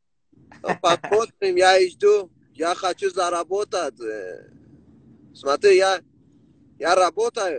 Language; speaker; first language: Russian; non-native, local second language; Persian